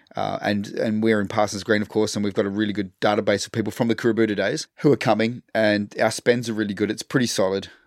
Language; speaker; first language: English; native; English